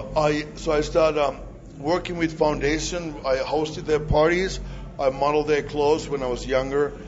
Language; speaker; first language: English; non-native, fluent; Finnish